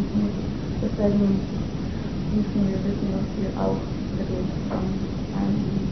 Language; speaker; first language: German; non-native, fluent; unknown